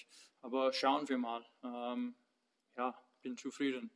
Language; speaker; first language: German; non-native, fluent; English